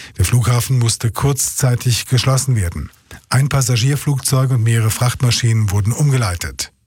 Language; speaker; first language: German; native; German